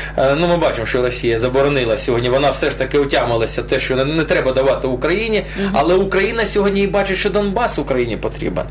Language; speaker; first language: Ukrainian; non-native, local second language; Russian